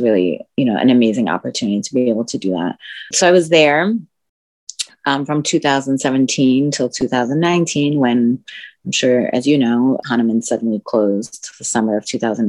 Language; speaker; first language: English; early bilingual, other home language; Spanish